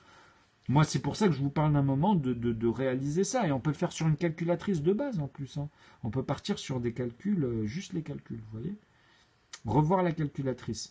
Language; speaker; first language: French; native; French